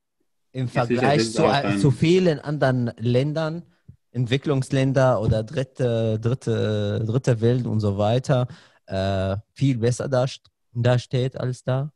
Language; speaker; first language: German; non-native, fluent; Arabic